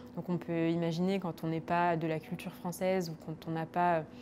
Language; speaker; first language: French; native; French